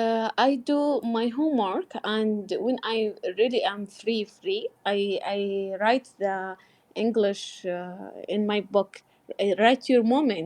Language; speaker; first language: English; non-native, learner; Arabic